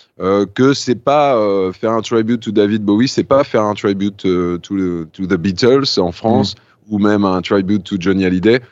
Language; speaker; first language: French; native; French